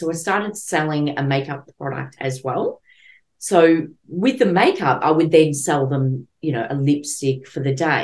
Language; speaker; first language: English; native; English